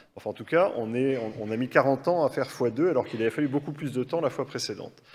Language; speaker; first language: French; native; French